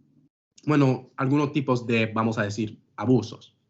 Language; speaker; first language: Spanish; non-native, fluent; English